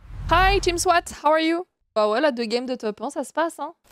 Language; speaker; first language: French; native; French